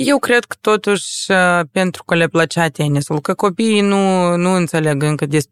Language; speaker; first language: Romanian; non-native, local second language; Russian